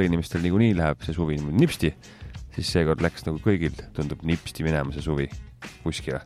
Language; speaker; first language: Estonian; native; Estonian